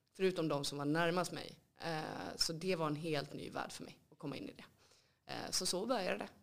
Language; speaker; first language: Swedish; native; Swedish